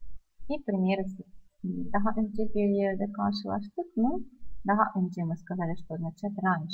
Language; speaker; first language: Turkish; non-native, fluent; Russian